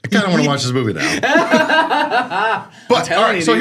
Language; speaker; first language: English; native; English